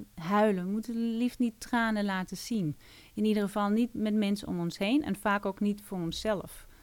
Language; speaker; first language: Dutch; non-native, fluent; Danish